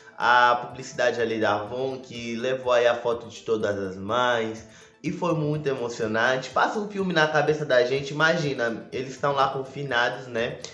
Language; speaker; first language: Portuguese; native; Portuguese